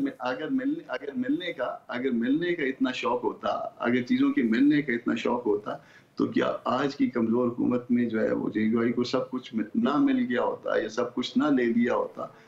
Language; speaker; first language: Urdu; non-native, local second language; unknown